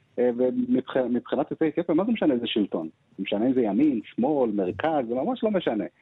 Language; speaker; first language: Hebrew; early bilingual, other home language; Amharic